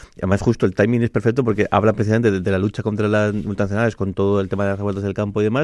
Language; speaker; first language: Spanish; native; Spanish